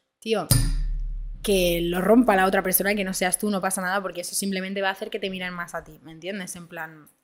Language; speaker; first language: Spanish; early bilingual, other home language; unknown